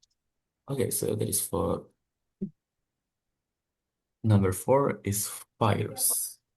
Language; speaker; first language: English; non-native, fluent; Indonesian